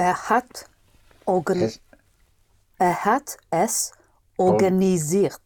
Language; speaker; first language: German; non-native, learner; English